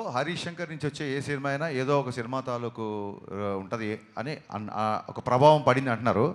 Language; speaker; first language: Telugu; native; Telugu